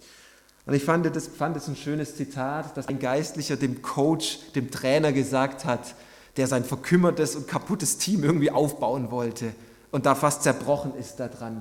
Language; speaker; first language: German; native; German